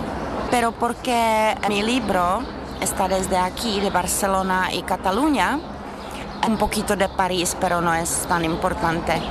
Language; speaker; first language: Spanish; non-native, learner; Czech